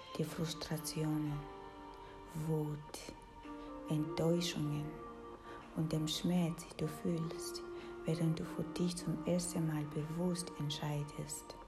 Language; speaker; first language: German; non-native, fluent; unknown